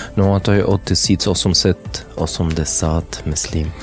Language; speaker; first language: Czech; non-native, learner; Arabic